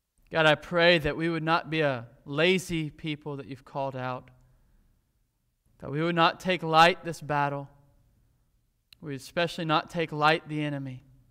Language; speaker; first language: English; native; English